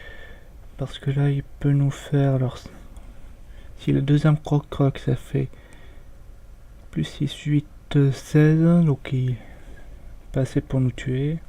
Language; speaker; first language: French; native; French